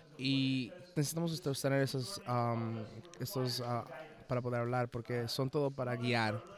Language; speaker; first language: Spanish; non-native, fluent; English